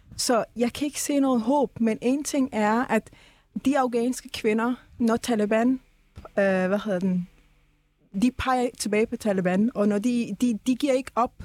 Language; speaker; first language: Danish; early bilingual, other home language; Persian